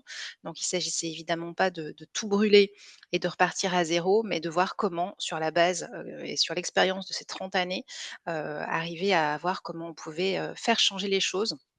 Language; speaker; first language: French; native; French